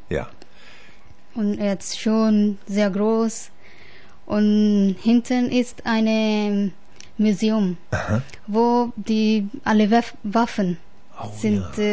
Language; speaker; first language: German; non-native, learner; Punjabi